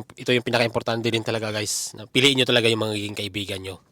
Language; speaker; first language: Filipino; non-native, local second language; Cebuano